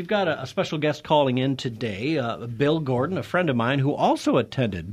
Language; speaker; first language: English; native; English